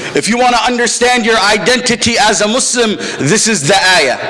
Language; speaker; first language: English; native; English